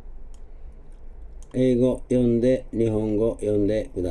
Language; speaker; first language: Japanese; native; Japanese